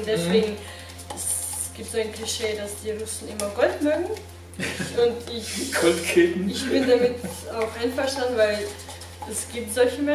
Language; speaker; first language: German; non-native, fluent; Romanian